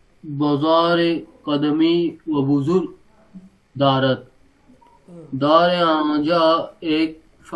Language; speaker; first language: Persian; non-native, learner; Bangla